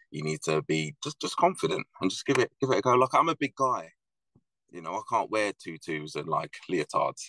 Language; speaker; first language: English; native; English